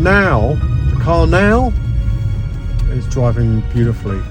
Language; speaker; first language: English; native; English